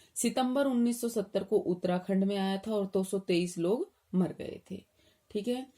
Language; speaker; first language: Hindi; native; Hindi